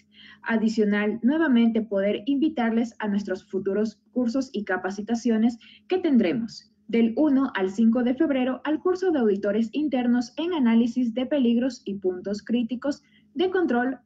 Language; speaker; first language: Spanish; native; Spanish